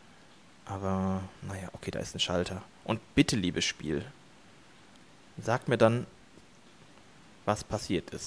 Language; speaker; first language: German; native; German